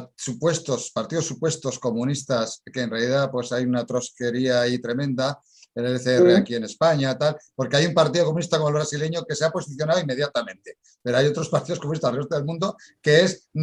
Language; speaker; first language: Spanish; native; Spanish